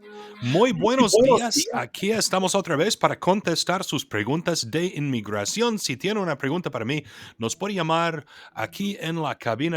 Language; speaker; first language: Spanish; non-native, fluent; English